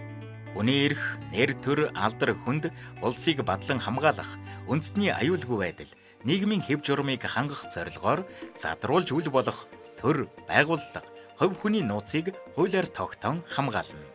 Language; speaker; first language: Mongolian; native; Mongolian